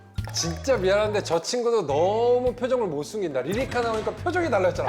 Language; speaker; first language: Korean; native; Korean